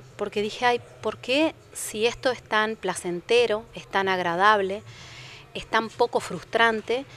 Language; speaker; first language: Spanish; native; Spanish